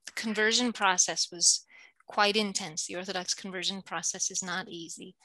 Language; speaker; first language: English; native; English